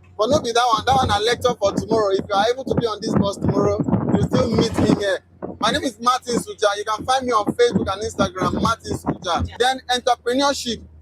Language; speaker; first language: Nigerian Pidgin; native; Nigerian Pidgin